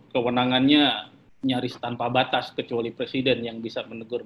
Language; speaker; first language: Indonesian; native; Indonesian